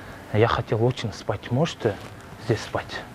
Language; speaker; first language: Russian; non-native, local second language; Kyrgyz